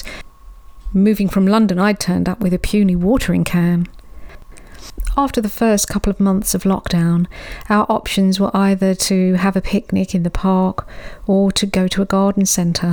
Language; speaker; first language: English; native; English